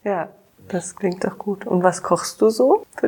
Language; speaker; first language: German; native; German